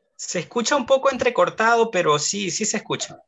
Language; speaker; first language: Spanish; native; Spanish